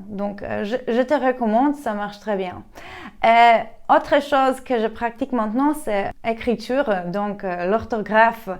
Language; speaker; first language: French; non-native, fluent; Polish